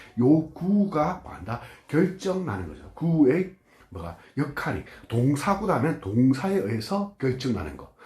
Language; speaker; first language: Korean; native; Korean